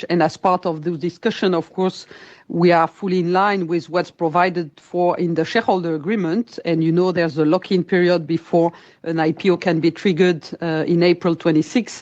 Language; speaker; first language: English; non-native, fluent; French